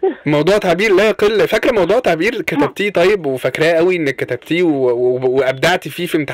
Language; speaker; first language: Arabic; native; Arabic